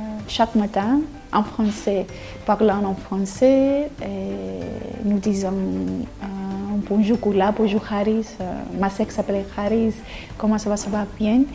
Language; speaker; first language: French; non-native, fluent; Greek